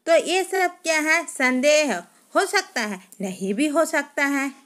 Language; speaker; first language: Hindi; non-native, local second language; Telugu